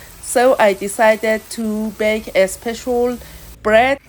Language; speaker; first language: English; non-native, fluent; Persian